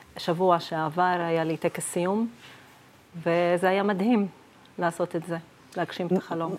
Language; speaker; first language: Hebrew; non-native, local second language; Arabic